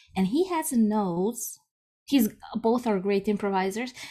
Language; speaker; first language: English; non-native, fluent; Croatian